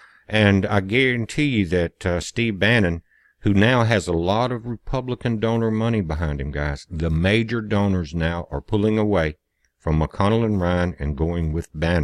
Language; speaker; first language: English; native; English